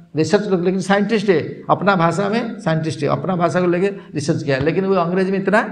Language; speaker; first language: Hindi; non-native, local second language; Odia